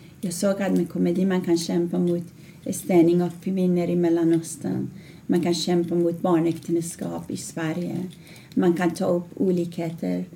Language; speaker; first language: Swedish; non-native, fluent; Persian